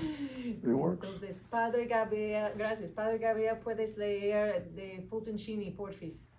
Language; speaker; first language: Spanish; non-native, fluent; English